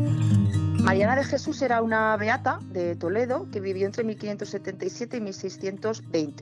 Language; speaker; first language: Spanish; native; Spanish